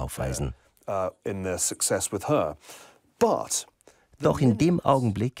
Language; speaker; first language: German; non-native, fluent; English